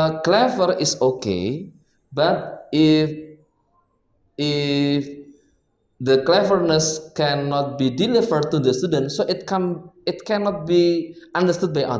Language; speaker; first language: English; non-native, learner; Indonesian